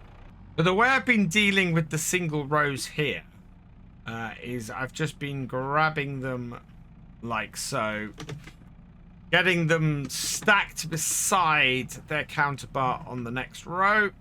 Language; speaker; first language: English; native; English